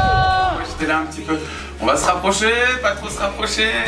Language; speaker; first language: French; native; French